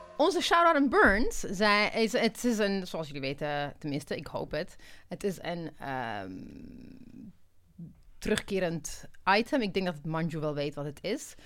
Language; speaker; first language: Dutch; non-native, fluent; Amharic